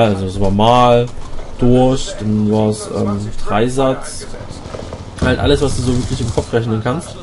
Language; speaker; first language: German; native; German